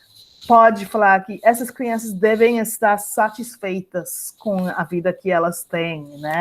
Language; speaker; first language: Portuguese; non-native, fluent; English